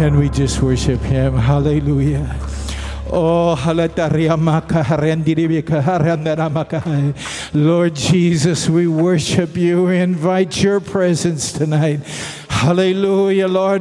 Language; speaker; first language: English; native; English